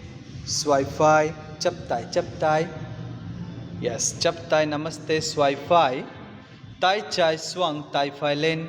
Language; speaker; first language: Vietnamese; non-native, fluent; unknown